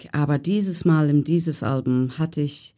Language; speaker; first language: German; non-native, learner; English